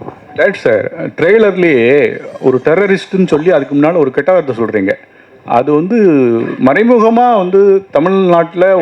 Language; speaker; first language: Tamil; native; Tamil